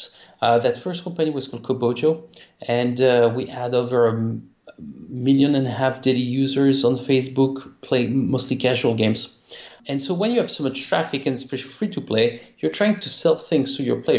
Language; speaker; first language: English; non-native, fluent; French